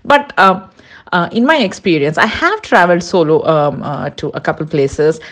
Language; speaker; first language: English; non-native, local second language; Tulu